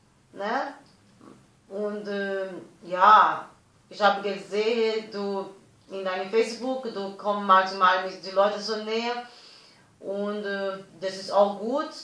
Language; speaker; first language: German; non-native, learner; Portuguese